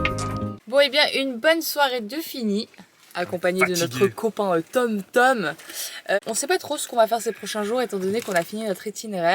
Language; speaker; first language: French; native; French